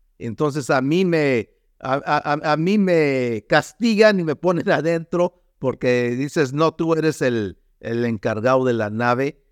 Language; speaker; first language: Spanish; early bilingual, heritage; Spanish